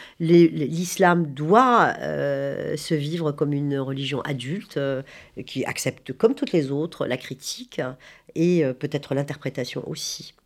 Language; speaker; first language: French; non-native, local second language; Arabic